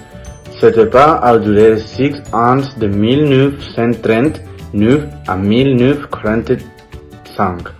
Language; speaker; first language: French; non-native, learner; Spanish